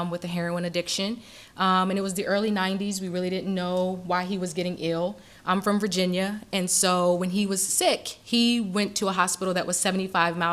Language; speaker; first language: English; native; English